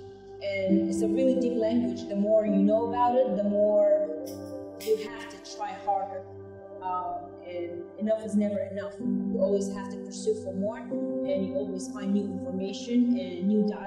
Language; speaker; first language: English; non-native, fluent; Central Kurdish